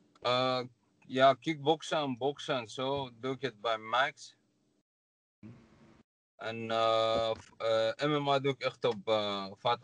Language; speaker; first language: Dutch; non-native, learner; Arabic